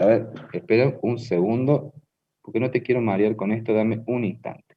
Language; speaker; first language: Spanish; native; Spanish